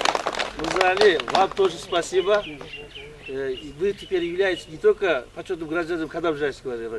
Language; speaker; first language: Russian; non-native, local second language; Kyrgyz